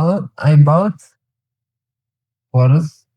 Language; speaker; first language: English; non-native, learner; Tigrinya